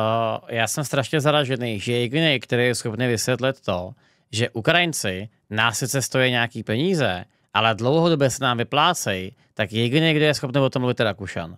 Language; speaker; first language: Czech; native; Czech